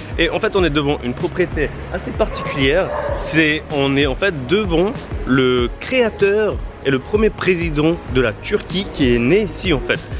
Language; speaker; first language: French; native; French